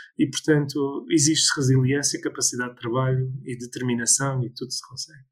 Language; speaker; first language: Portuguese; early bilingual, other home language; English